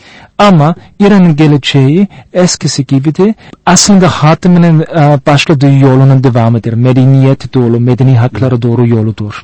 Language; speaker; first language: Turkish; non-native, fluent; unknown